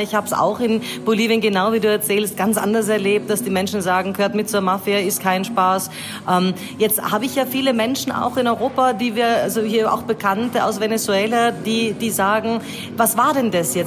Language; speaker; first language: German; native; German